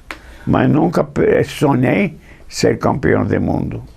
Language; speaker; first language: Portuguese; non-native, fluent; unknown